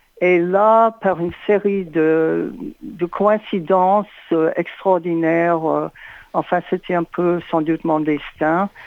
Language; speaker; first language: French; non-native, fluent; English